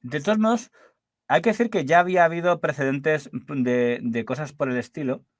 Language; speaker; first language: Spanish; native; Spanish